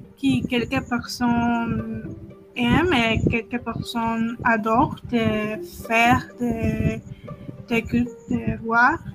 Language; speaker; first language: French; non-native, learner; Spanish